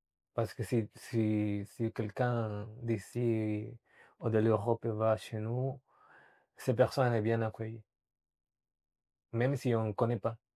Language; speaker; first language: French; non-native, fluent; Spanish